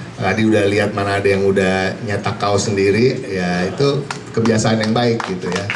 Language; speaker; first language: Indonesian; native; Indonesian